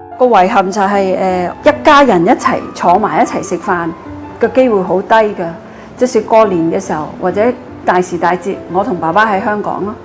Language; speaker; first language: Cantonese; native; Cantonese